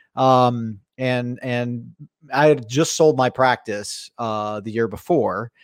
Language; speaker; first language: English; native; English